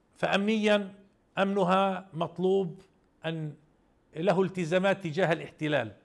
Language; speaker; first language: Arabic; native; Arabic